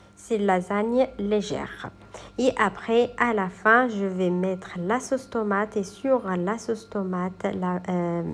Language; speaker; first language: French; non-native, local second language; Arabic